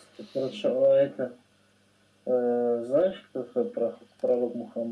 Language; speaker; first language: Russian; non-native, learner; Tajik